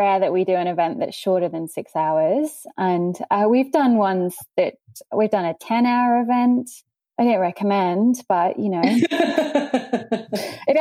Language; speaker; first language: English; native; English